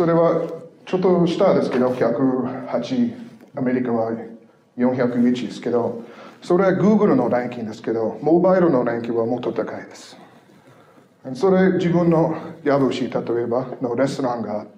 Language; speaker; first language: Japanese; non-native, fluent; English